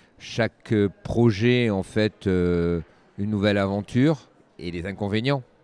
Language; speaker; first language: French; native; French